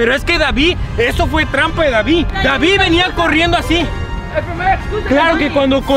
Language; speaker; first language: Spanish; native; Spanish